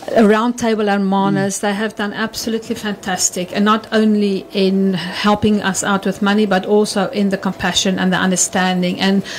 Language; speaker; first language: English; non-native, local second language; Afrikaans